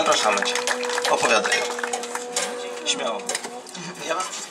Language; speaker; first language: Polish; native; Polish